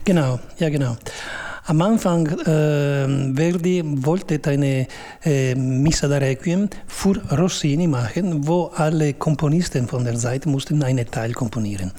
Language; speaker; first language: German; non-native, fluent; Italian